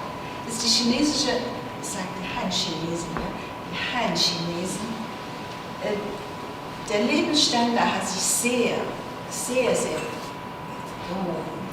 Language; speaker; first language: German; non-native, fluent; Chinese